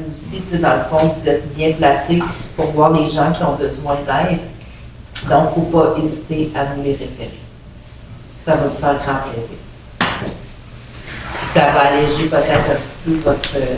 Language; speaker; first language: French; native; French